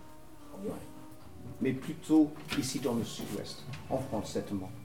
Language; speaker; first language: French; non-native, fluent; English